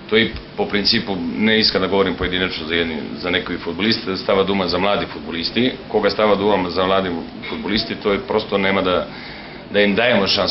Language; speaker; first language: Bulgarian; non-native, learner; Serbian